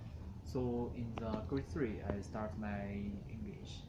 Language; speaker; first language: English; non-native, learner; Chinese